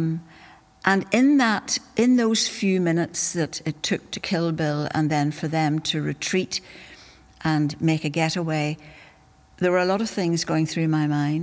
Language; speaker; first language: English; native; English